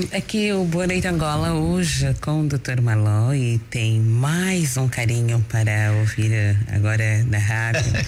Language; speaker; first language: Portuguese; native; Portuguese